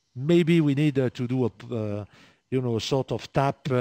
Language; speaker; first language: English; non-native, fluent; French